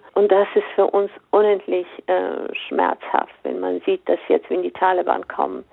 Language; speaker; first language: German; non-native, fluent; Persian